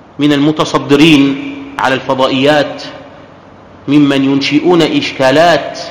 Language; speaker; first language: Arabic; native; Arabic